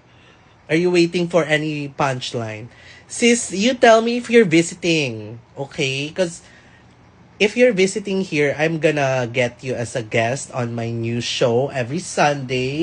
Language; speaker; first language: English; non-native, local second language; Filipino